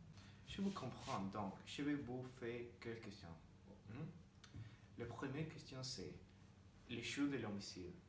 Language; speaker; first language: French; non-native, learner; Spanish